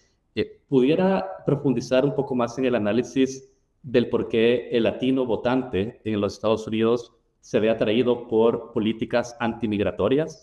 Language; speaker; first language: Spanish; native; Spanish